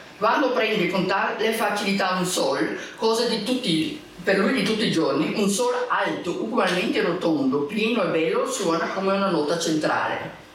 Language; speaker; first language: Italian; non-native, fluent; German